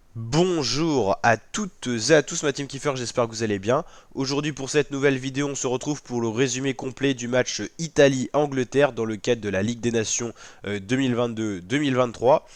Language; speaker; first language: French; native; French